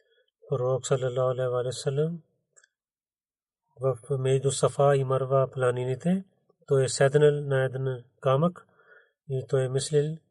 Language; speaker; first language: Bulgarian; non-native, learner; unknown